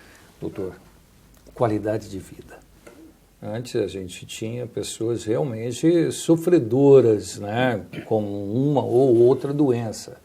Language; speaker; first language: Portuguese; native; Portuguese